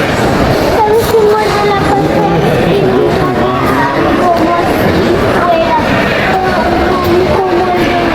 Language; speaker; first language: Spanish; early bilingual, other home language; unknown